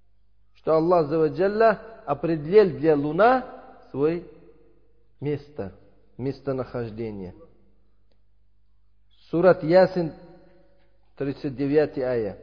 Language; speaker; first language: Russian; non-native, learner; Uzbek